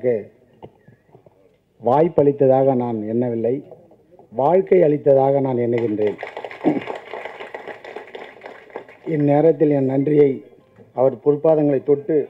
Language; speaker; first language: Tamil; native; Tamil